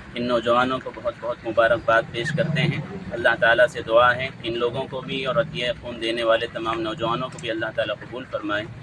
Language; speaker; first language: Urdu; native; Urdu